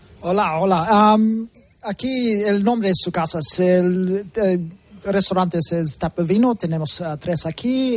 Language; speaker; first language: Spanish; early bilingual, heritage; English